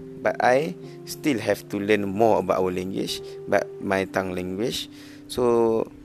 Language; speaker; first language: English; non-native, learner; Malay